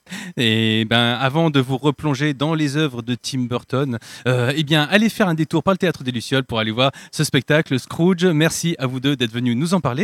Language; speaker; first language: French; native; French